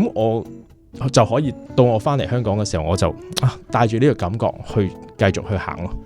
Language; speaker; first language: Cantonese; native; Cantonese